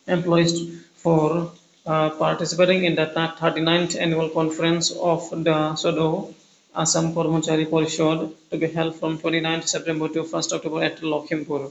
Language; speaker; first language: English; non-native, local second language; Assamese